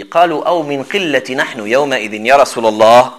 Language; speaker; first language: Arabic; non-native, fluent; French